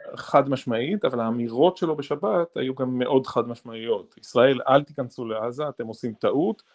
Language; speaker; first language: Hebrew; native; Hebrew